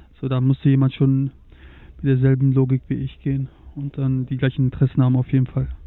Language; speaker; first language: German; early bilingual, other home language; Turkish